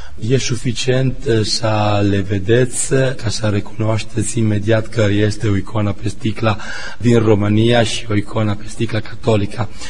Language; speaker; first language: Romanian; non-native, fluent; Italian